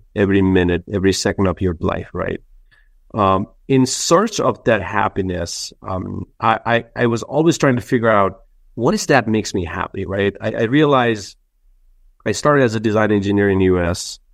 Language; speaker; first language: English; non-native, local second language; Nepali